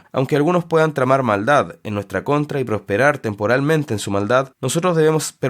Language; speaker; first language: Spanish; native; Spanish